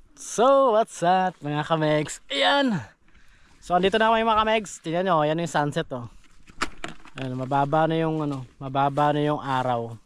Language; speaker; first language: Filipino; non-native, local second language; Kinaray-a